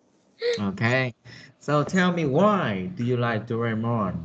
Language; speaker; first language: English; non-native, fluent; Vietnamese